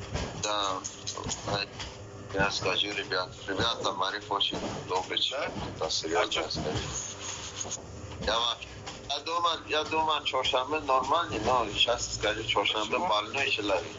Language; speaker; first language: Russian; non-native, learner; Persian